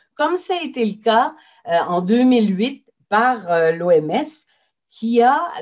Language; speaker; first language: French; native; French